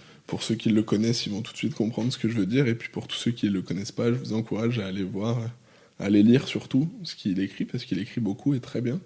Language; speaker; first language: French; native; French